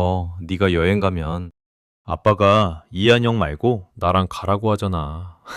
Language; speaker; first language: Korean; early bilingual, heritage; English